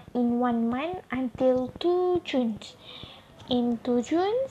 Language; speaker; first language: English; non-native, local second language; Malay